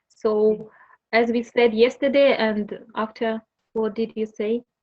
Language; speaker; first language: English; non-native, learner; Russian